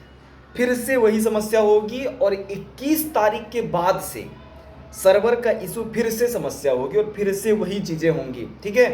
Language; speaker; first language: Hindi; native; Hindi